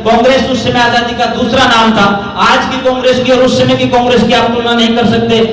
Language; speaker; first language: Hindi; native; Hindi